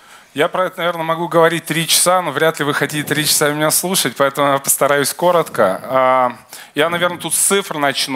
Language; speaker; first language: Russian; native; Russian